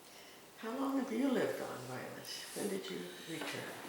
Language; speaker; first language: English; native; English